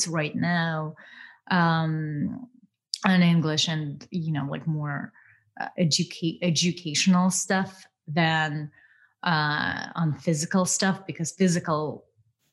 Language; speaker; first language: English; non-native, fluent; Ukrainian